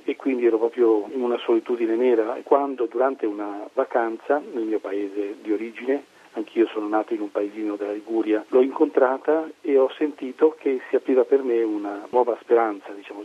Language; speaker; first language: Italian; native; Italian